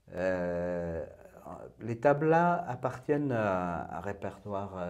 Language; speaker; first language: French; non-native, fluent; Persian